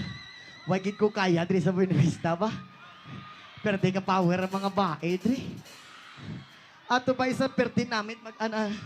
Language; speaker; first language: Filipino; non-native, local second language; Cebuano